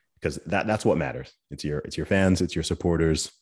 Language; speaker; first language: English; native; English